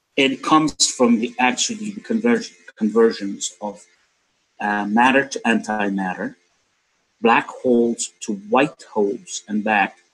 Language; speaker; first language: English; non-native, fluent; Persian